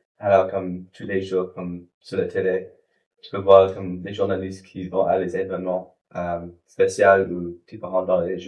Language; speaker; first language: French; non-native, local second language; English